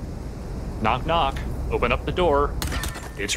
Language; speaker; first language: English; native; English